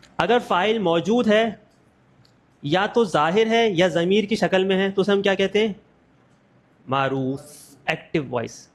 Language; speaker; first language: Urdu; native; Urdu